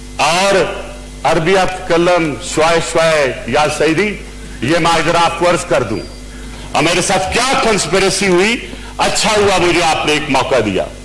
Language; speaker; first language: Urdu; non-native, local second language; Punjabi